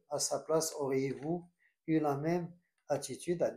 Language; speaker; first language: French; non-native, local second language; Arabic